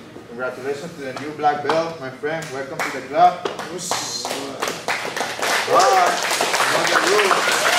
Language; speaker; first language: English; non-native, learner; Spanish